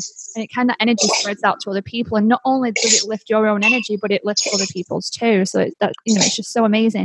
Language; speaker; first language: English; native; English